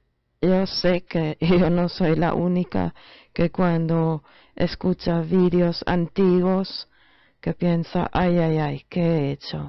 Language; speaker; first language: Spanish; non-native, fluent; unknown